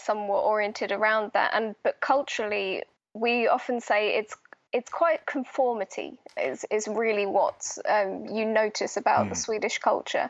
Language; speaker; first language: English; native; English